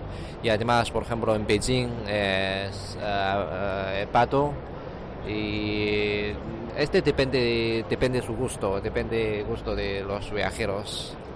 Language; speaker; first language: Spanish; non-native, fluent; Chinese